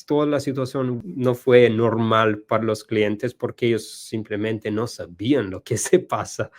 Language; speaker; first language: Spanish; non-native, learner; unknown